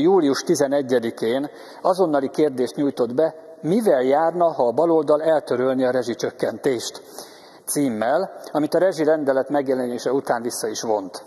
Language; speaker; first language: Hungarian; native; Hungarian